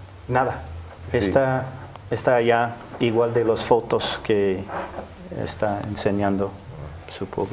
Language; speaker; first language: Spanish; non-native, fluent; English